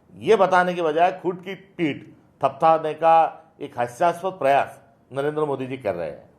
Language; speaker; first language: Hindi; non-native, local second language; Marathi